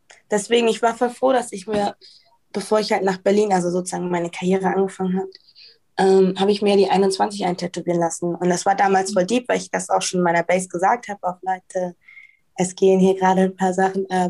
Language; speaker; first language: German; early bilingual, heritage; German